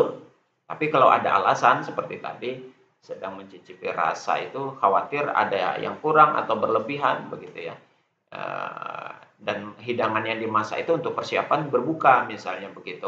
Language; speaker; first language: Indonesian; native; Indonesian